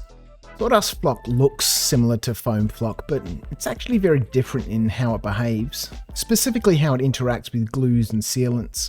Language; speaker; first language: English; native; English